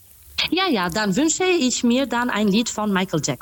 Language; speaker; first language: German; non-native, fluent; Albanian